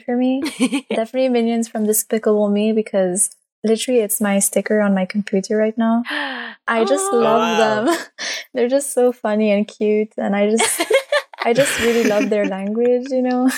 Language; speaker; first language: English; non-native, fluent; French